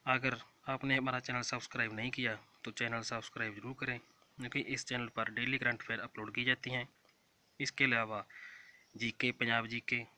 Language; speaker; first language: Hindi; non-native, local second language; Punjabi